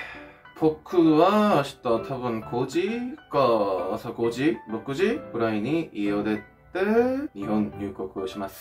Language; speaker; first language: Japanese; non-native, fluent; Korean